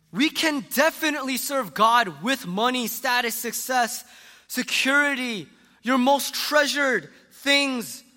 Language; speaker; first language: English; early bilingual, other home language; Korean